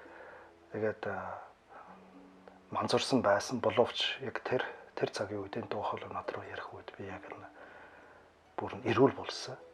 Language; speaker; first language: Mongolian; non-native, learner; German